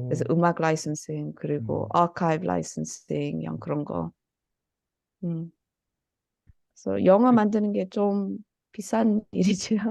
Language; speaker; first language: Korean; early bilingual, heritage; Korean